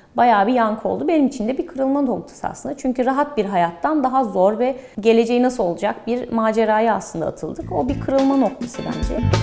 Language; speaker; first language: Turkish; early bilingual, heritage; Turkish